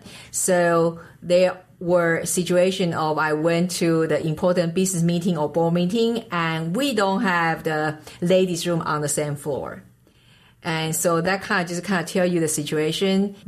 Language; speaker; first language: English; non-native, fluent; Chinese